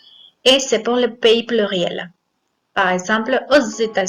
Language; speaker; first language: French; non-native, fluent; Spanish